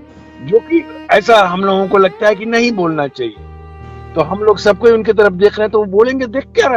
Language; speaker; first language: Hindi; native; Hindi